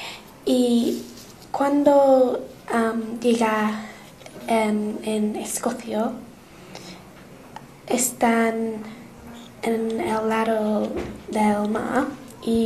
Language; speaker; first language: Spanish; non-native, learner; English